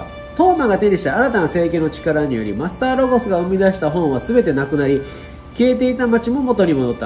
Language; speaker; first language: Japanese; native; Japanese